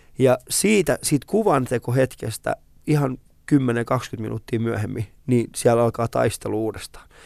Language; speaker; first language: Finnish; early bilingual, other home language; Persian